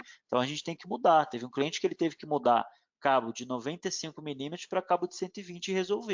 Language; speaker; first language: Portuguese; native; Portuguese